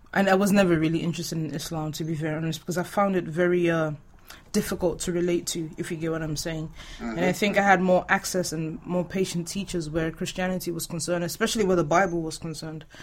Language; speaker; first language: English; non-native, local second language; Yoruba